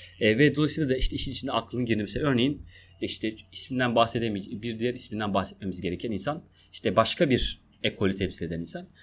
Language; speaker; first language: Turkish; non-native, local second language; Kurdish